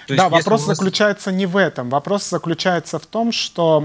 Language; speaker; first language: Russian; native; Russian